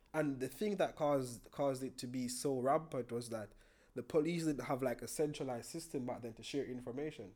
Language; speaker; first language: English; non-native, local second language; Jamaican Creole English